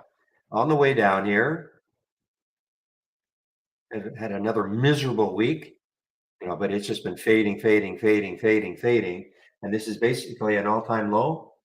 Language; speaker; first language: English; native; English